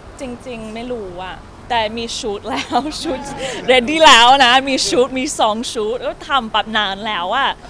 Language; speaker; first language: Thai; non-native, learner; English